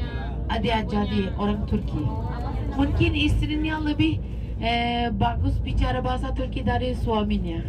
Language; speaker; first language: Indonesian; non-native, fluent; Turkish